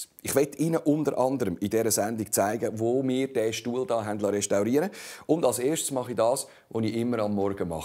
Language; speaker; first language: German; native; German